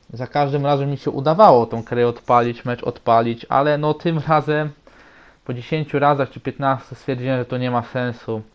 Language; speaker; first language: Polish; native; Polish